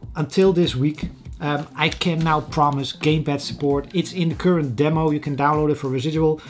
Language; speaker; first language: English; non-native, fluent; Dutch